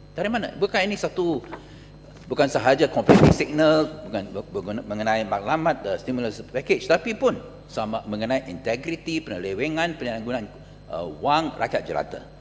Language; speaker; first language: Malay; non-native, local second language; Chinese